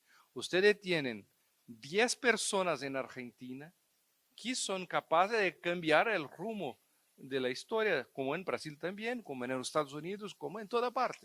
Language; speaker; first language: Spanish; non-native, fluent; Portuguese